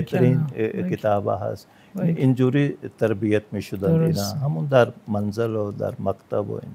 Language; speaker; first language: Persian; non-native, fluent; Punjabi